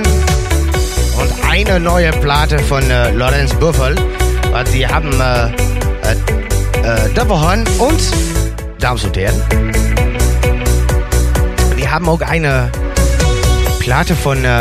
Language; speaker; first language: German; non-native, learner; Dutch